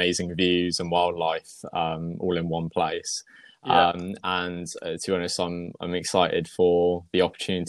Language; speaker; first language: English; native; English